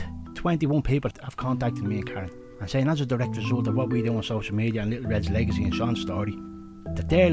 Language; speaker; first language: English; native; English